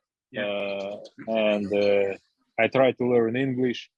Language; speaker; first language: English; non-native, learner; Russian